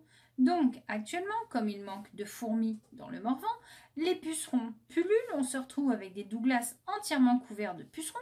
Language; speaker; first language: French; native; French